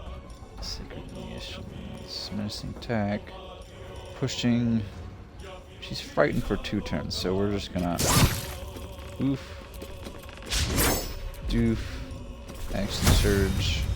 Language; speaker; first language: English; native; English